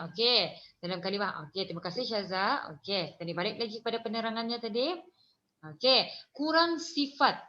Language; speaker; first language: Malay; native; Malay